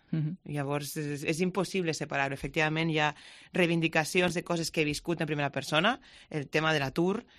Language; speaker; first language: Catalan; non-native, local second language; Spanish